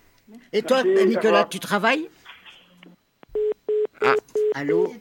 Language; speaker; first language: French; native; French